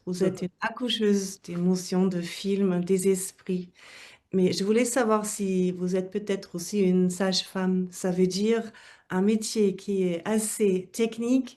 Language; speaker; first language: French; non-native, fluent; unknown